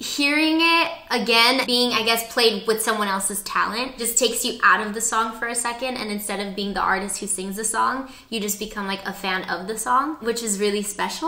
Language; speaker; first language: English; early bilingual, other home language; Spanish